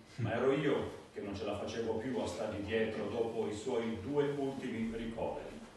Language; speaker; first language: Italian; native; Italian